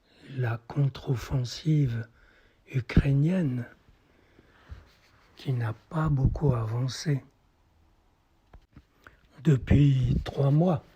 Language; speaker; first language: French; native; French